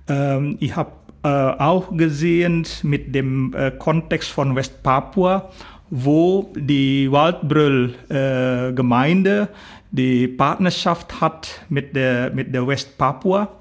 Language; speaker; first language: German; non-native, fluent; Indonesian